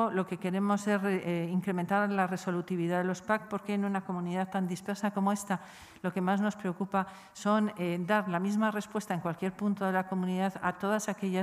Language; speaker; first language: Spanish; native; Spanish